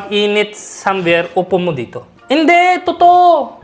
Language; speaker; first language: Filipino; non-native, learner; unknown